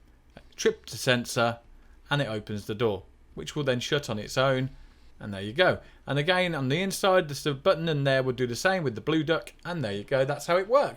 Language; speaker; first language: English; native; English